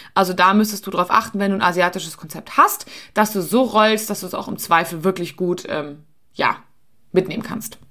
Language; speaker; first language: German; native; German